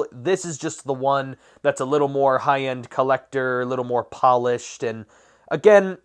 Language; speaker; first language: English; native; English